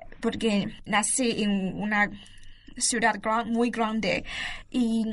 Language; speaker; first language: Spanish; non-native, learner; Chinese